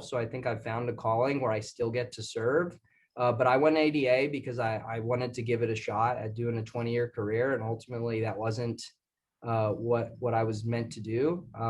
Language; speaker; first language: English; native; English